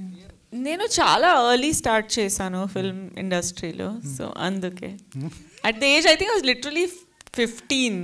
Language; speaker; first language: Telugu; non-native, fluent; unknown